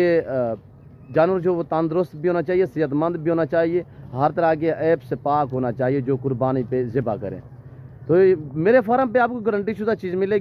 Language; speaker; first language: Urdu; non-native, local second language; Saraiki